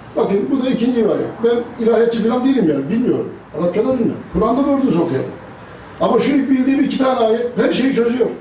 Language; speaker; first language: Turkish; native; Turkish